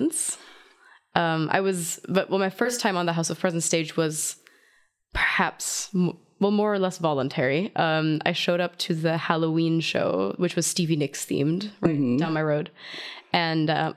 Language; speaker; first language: English; non-native, fluent; German